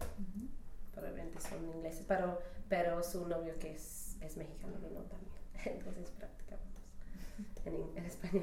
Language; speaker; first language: Spanish; non-native, fluent; English